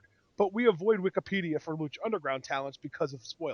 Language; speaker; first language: English; native; English